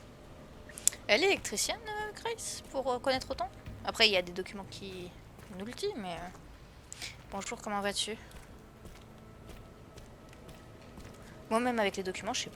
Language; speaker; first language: French; native; French